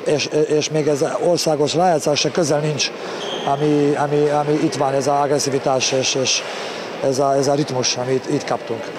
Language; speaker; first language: Hungarian; non-native, learner; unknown